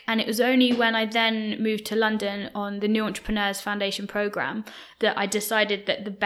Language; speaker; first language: English; native; English